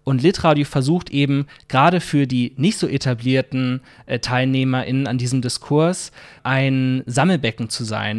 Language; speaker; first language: German; native; German